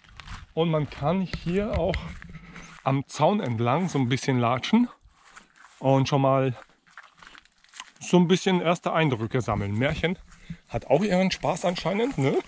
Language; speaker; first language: German; native; German